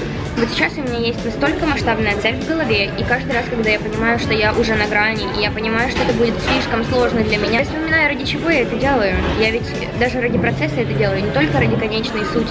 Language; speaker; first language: Russian; native; Russian